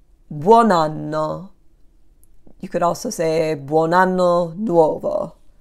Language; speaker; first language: Italian; non-native, fluent; English